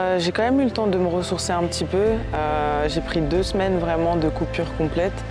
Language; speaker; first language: French; early bilingual, other home language; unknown